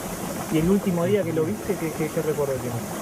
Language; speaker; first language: Spanish; native; Spanish